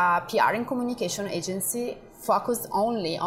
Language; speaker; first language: English; non-native, fluent; Italian